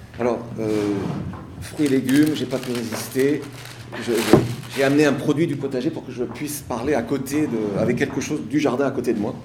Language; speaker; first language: French; non-native, fluent; English